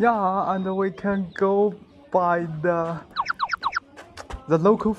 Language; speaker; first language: English; non-native, fluent; Chinese